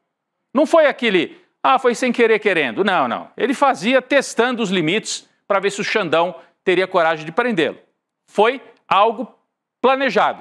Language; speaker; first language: Portuguese; native; Portuguese